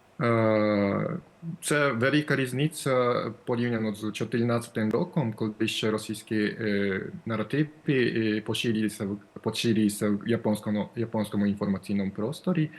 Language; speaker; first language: Ukrainian; non-native, fluent; Japanese